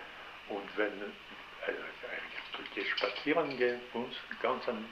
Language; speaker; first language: German; non-native, learner; French